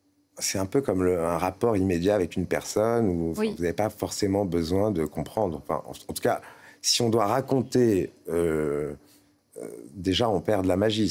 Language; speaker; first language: French; native; French